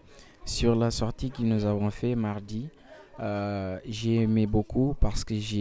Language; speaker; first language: French; non-native, learner; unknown